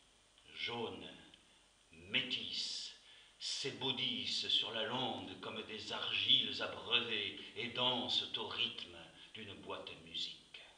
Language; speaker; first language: French; native; French